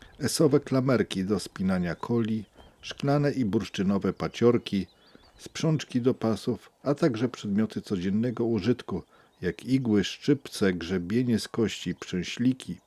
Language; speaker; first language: Polish; native; Polish